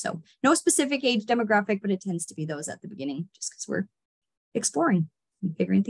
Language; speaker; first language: English; native; English